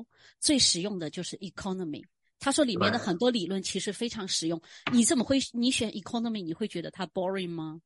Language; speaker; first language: Chinese; native; Chinese